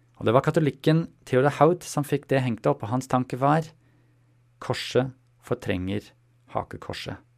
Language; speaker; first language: Norwegian; non-native, fluent; German